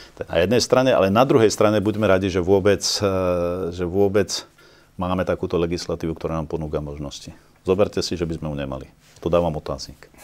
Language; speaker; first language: Slovak; native; Slovak